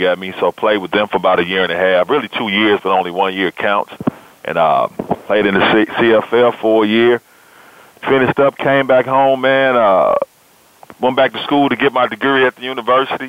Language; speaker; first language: English; native; English